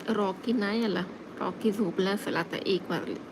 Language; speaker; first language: Hindi; non-native, local second language; Marathi